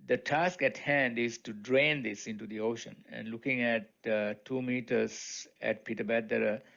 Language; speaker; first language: English; non-native, local second language; Sinhala